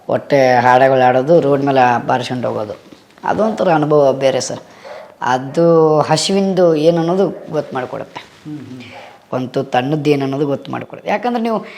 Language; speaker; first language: Kannada; native; Kannada